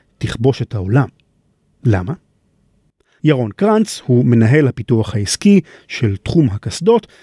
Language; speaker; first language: Hebrew; native; Hebrew